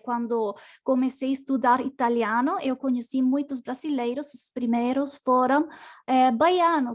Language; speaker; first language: Portuguese; non-native, learner; Spanish